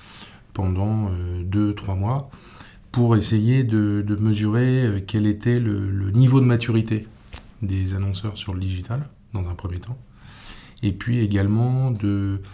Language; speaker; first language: French; native; French